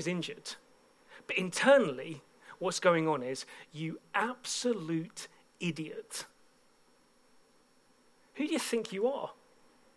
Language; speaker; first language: English; native; English